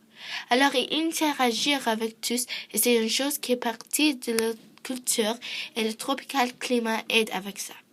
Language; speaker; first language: French; non-native, learner; English